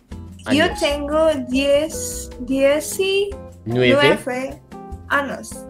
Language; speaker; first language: Spanish; non-native, learner; Indonesian